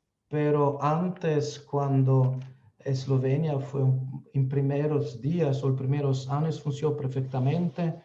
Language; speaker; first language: Spanish; non-native, fluent; Slovenian